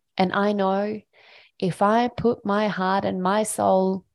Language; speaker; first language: English; non-native, fluent; Swedish